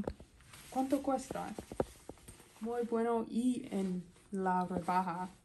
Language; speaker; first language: Spanish; non-native, learner; English